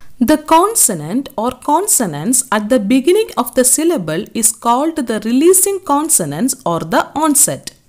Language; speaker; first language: English; non-native, local second language; Malayalam